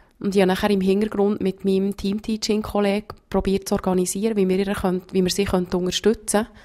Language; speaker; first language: German; native; German